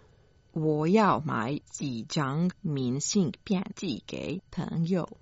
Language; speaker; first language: Chinese; non-native, learner; Croatian